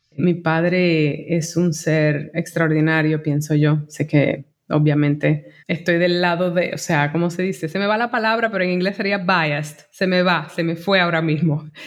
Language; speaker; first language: Spanish; native; Spanish